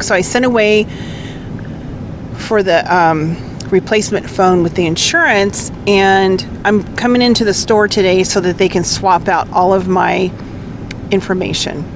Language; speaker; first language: English; native; English